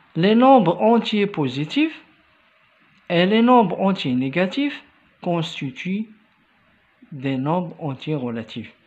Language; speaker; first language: French; non-native, local second language; Arabic